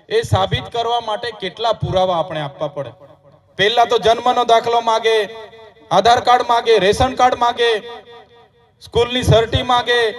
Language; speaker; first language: Gujarati; non-native, local second language; Vasavi